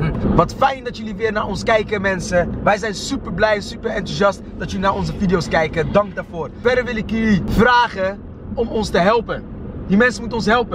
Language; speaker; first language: Dutch; native; Dutch